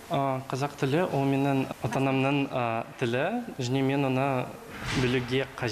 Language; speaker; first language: Kazakh; non-native, local second language; Russian